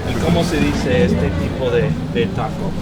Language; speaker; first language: Spanish; non-native, learner; English